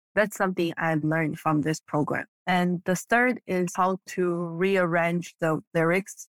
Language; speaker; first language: English; non-native, fluent; Chinese